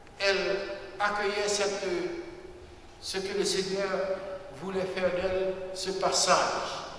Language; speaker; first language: French; non-native, local second language; Haitian Creole